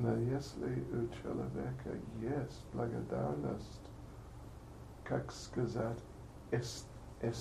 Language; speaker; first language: Russian; non-native, learner; English